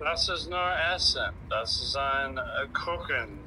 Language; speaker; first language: German; non-native, learner; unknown